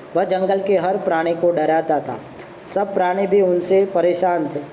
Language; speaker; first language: Hindi; non-native, local second language; Gujarati